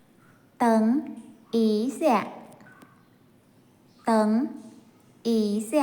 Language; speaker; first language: Chinese; non-native, fluent; Khmer